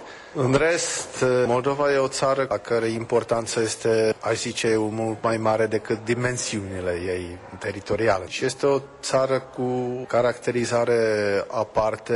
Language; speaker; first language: Romanian; non-native, fluent; Czech